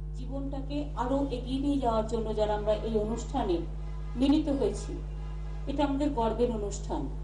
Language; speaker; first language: Bangla; native; Bangla